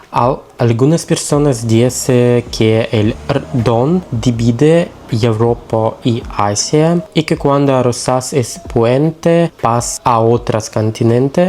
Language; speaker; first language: Spanish; non-native, learner; Russian